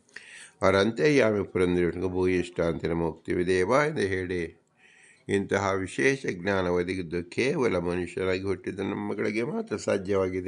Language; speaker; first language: Kannada; native; Kannada